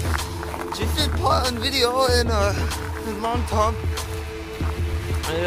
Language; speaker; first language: French; non-native, learner; English